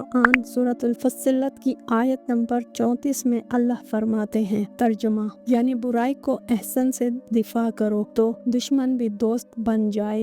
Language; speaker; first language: Hindi; native; Hindi